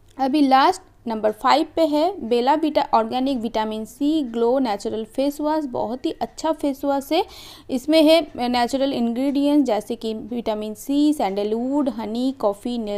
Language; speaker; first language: Hindi; non-native, local second language; Bangla